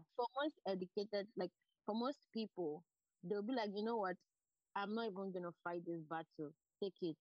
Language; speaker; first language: English; non-native, local second language; Igbo